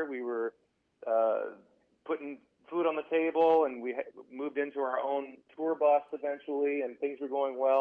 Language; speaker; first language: English; native; English